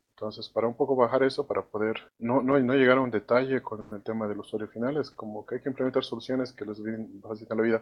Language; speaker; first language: Spanish; native; Spanish